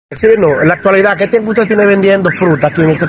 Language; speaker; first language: Spanish; native; Spanish